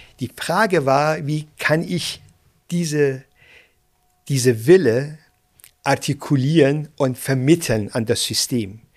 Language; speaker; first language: German; non-native, fluent; Persian